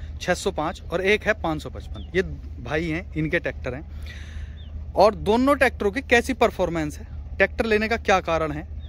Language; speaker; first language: Hindi; native; Hindi